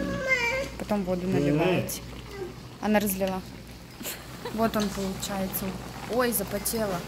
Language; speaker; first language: Russian; native; Russian